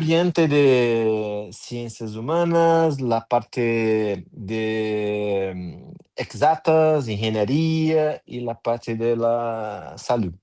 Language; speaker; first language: Spanish; non-native, fluent; Portuguese